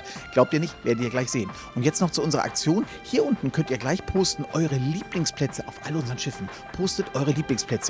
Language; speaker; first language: German; native; German